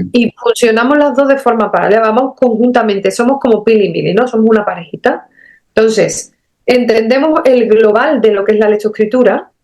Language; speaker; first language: Spanish; native; Spanish